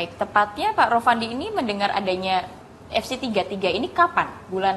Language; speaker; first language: Indonesian; native; Indonesian